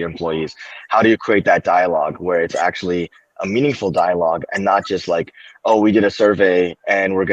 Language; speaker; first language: English; native; English